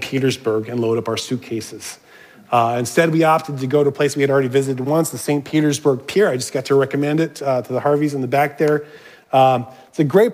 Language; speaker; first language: English; native; English